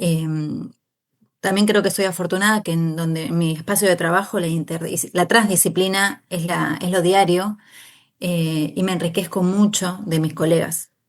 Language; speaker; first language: Spanish; native; Spanish